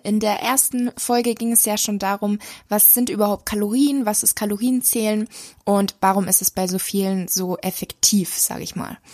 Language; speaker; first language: German; native; German